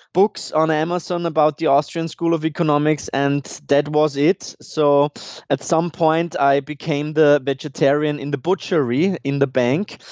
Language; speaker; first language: English; non-native, fluent; German